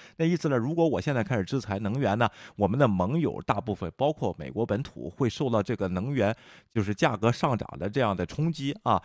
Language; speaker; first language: Chinese; native; Chinese